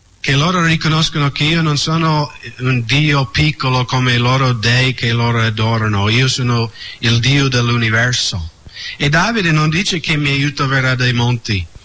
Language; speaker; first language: Italian; non-native, fluent; English